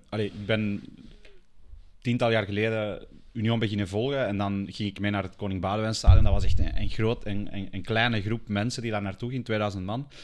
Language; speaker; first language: Dutch; early bilingual, other home language; Spanish